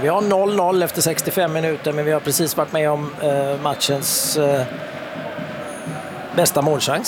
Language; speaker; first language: Swedish; native; Swedish